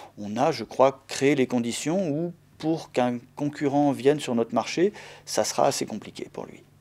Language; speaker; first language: French; native; French